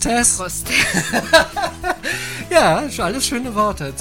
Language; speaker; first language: German; native; German